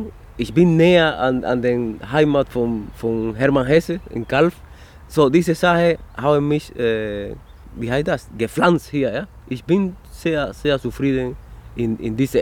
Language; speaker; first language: German; non-native, fluent; Spanish